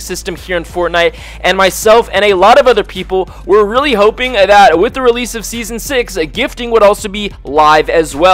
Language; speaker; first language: English; native; English